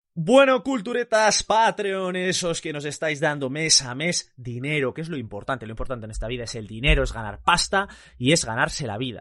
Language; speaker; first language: Spanish; native; Spanish